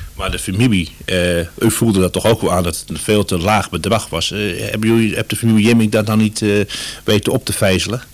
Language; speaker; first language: Dutch; native; Dutch